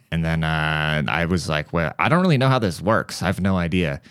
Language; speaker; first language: English; early bilingual, other home language; German